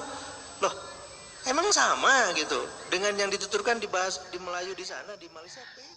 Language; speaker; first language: Indonesian; native; Indonesian